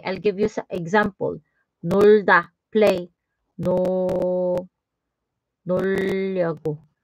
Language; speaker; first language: English; non-native, local second language; Filipino